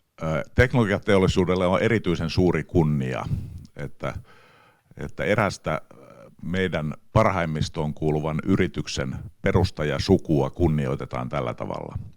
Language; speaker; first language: Finnish; native; Finnish